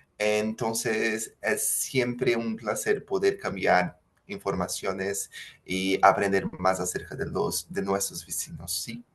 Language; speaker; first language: Spanish; non-native, fluent; Portuguese